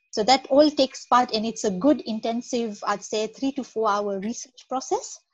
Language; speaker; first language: English; non-native, local second language; Gujarati